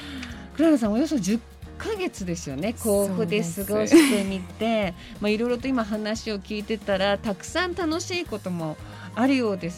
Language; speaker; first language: Japanese; native; Japanese